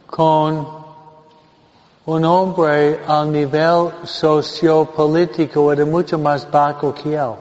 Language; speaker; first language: Spanish; non-native, fluent; English